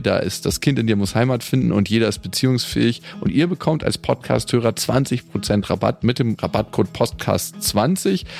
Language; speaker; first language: German; native; German